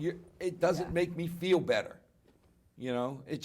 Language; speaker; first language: English; native; English